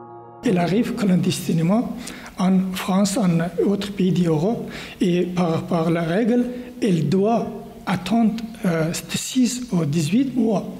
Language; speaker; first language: French; non-native, learner; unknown